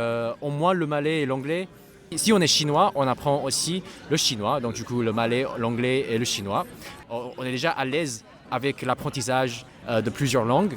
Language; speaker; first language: French; non-native, fluent; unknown